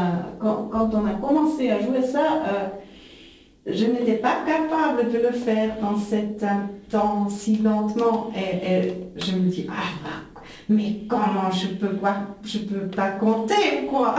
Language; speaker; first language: French; non-native, local second language; German